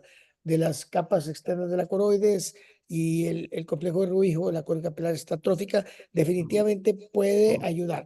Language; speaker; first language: Spanish; native; Spanish